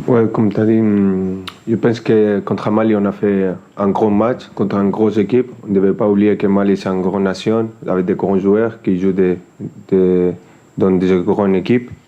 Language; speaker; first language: French; non-native, fluent; Spanish